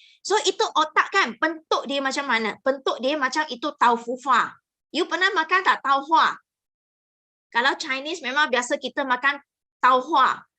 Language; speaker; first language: Malay; non-native, local second language; Chinese